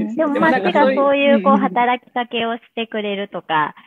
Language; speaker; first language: Japanese; native; Japanese